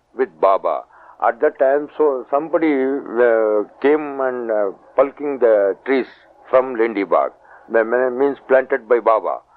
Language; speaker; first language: English; non-native, local second language; Marathi